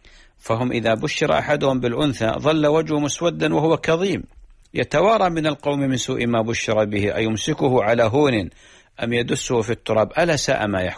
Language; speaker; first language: Arabic; native; Arabic